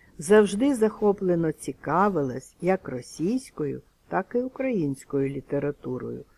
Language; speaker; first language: Ukrainian; non-native, local second language; Russian